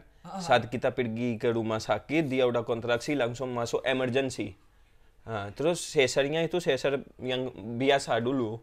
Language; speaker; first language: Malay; non-native, fluent; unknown